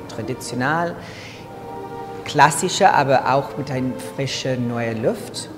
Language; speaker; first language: German; non-native, fluent; English